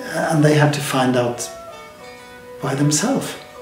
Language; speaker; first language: English; non-native, fluent; Norwegian